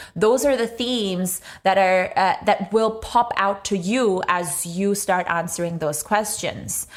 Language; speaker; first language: English; non-native, local second language; Urdu